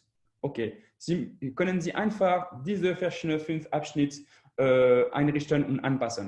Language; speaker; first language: German; non-native, learner; French